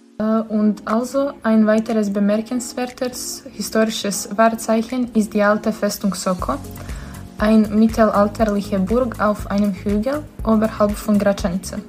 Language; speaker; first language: German; non-native, learner; Bosnian